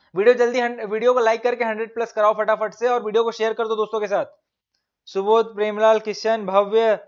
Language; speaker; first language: Hindi; native; Hindi